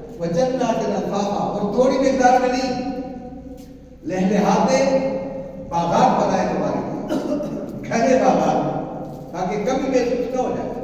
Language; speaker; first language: Urdu; native; Urdu